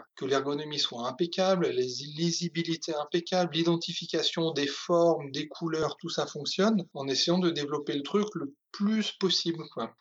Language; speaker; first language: French; native; French